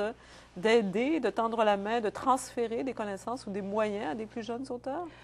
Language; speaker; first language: French; native; French